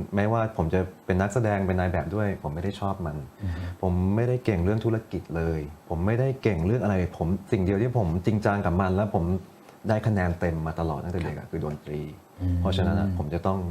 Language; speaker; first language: Thai; non-native, local second language; English